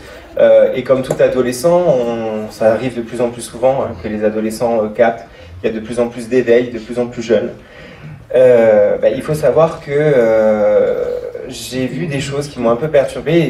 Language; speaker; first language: French; native; French